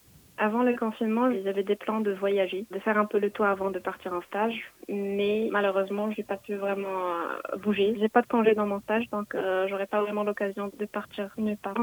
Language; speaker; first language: French; non-native, local second language; Arabic